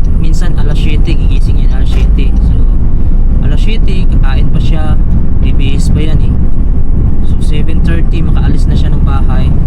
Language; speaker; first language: Filipino; non-native, local second language; Cebuano